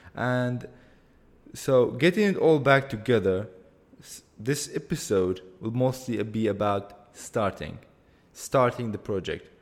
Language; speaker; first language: English; non-native, fluent; Kurdish